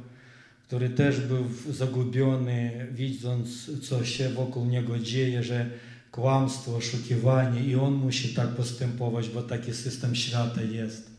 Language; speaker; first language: Polish; non-native, fluent; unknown